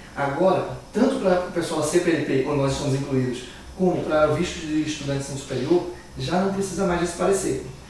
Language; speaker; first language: Portuguese; native; Portuguese